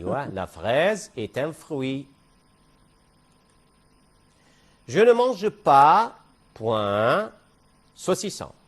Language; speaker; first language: French; non-native, fluent; Arabic